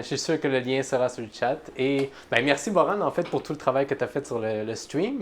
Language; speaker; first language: French; native; French